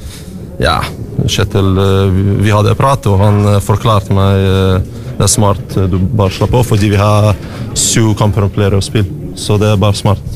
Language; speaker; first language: Norwegian; non-native, learner; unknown